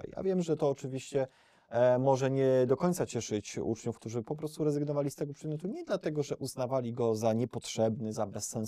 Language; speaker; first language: Polish; native; Polish